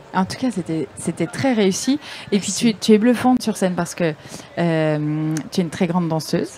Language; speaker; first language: French; native; French